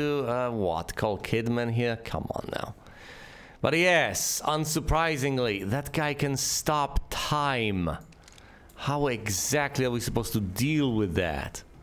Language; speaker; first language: English; native; English